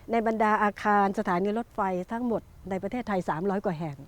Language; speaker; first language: Thai; native; Thai